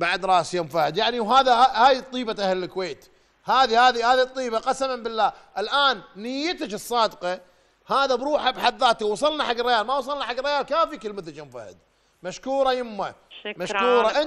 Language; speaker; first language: Arabic; native; Arabic